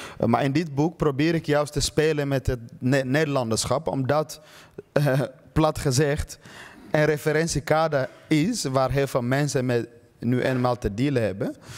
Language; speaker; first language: Dutch; early bilingual, other home language; Swahili